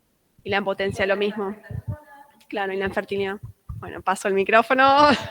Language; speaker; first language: Spanish; native; Spanish